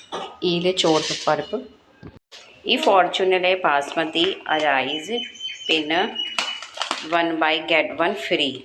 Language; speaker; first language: Malayalam; non-native, learner; Hindi